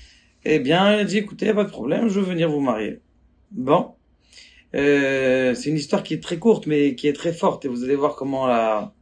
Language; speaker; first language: French; native; French